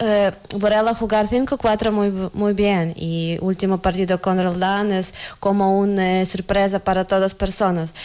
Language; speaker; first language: Spanish; non-native, learner; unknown